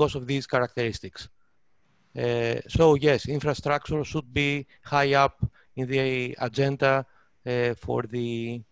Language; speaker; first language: English; non-native, fluent; Greek